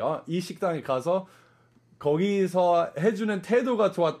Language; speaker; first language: Korean; non-native, fluent; English